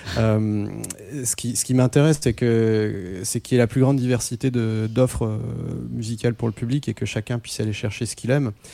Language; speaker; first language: French; non-native, local second language; Arabic